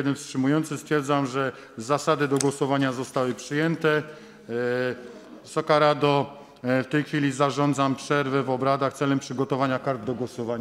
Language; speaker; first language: Polish; native; Polish